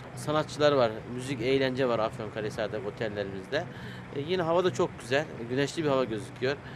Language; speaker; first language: Turkish; native; Turkish